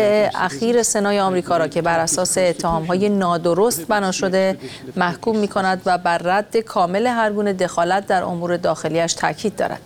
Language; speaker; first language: Persian; native; Persian